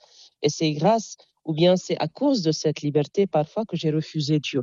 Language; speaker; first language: French; non-native, local second language; Arabic